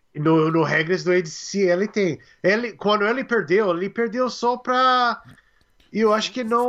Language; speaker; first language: Portuguese; non-native, learner; English